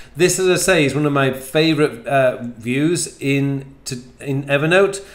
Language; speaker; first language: English; native; English